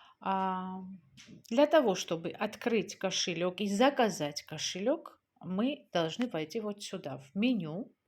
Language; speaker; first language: Russian; non-native, local second language; Georgian